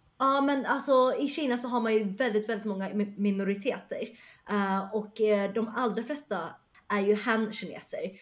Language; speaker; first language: Swedish; early bilingual, other home language; Chinese